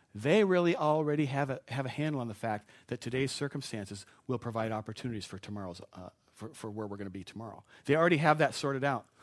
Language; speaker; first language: English; native; English